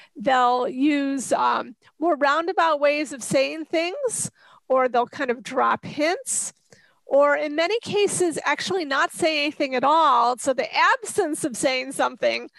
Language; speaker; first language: English; native; English